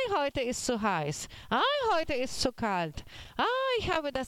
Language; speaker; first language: German; non-native, learner; Portuguese